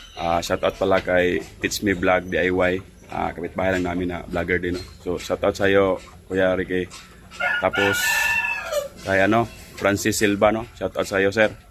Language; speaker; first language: Filipino; non-native, local second language; Cebuano